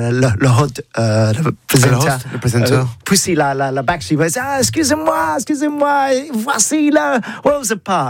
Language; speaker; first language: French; non-native, learner; English